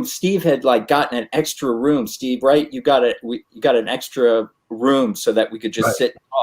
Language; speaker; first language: English; native; English